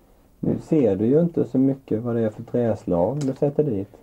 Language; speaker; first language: Swedish; native; Swedish